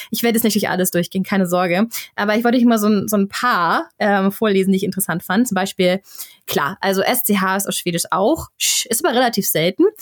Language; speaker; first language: German; native; German